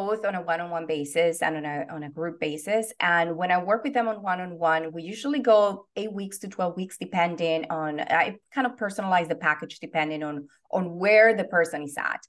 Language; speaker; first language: English; non-native, fluent; Spanish